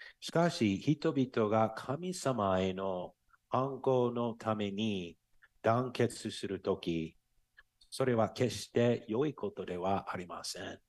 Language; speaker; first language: Japanese; non-native, fluent; English